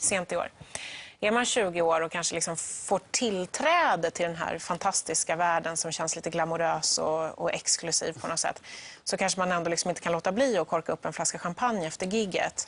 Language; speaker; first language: Swedish; native; Swedish